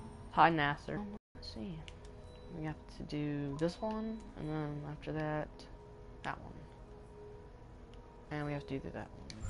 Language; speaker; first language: English; native; English